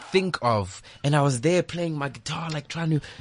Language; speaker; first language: English; non-native, local second language; Xhosa